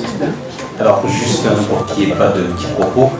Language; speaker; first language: French; native; French